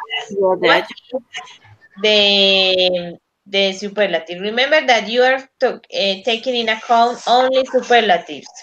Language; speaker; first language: English; non-native, learner; Spanish